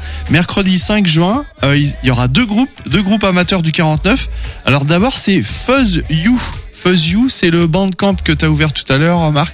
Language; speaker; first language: French; native; French